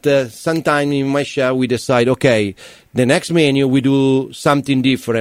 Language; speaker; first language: English; non-native, learner; Italian